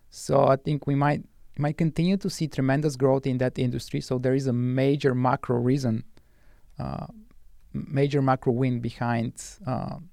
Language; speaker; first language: English; non-native, fluent; Bulgarian